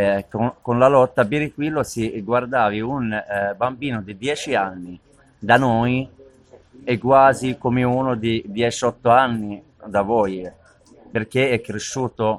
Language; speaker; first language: Italian; non-native, learner; Arabic